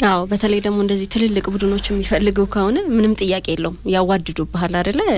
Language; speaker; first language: Amharic; native; Amharic